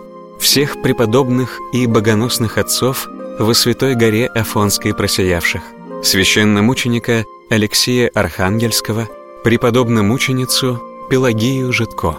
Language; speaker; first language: Russian; native; Russian